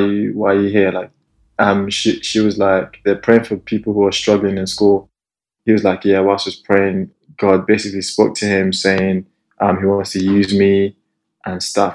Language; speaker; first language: English; non-native, local second language; Yoruba